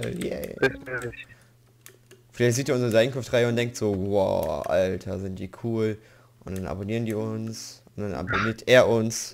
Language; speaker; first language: German; native; German